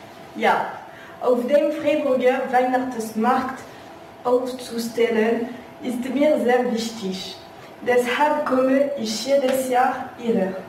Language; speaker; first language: German; non-native, learner; French